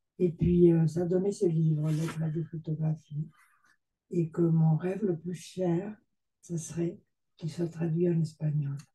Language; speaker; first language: French; non-native, fluent; Spanish